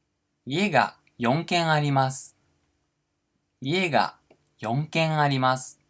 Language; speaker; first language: Japanese; non-native, fluent; Portuguese